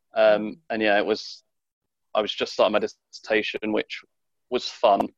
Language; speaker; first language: English; native; English